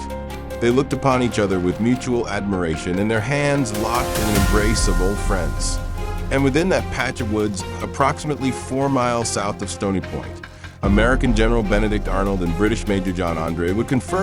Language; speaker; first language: English; native; English